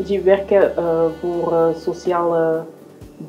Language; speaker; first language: Dutch; non-native, learner; French